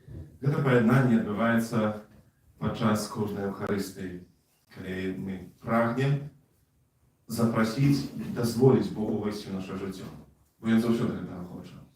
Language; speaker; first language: Polish; non-native, learner; Russian